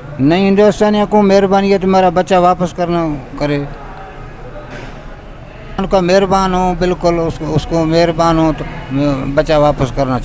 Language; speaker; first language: Hindi; non-native, learner; Baluchi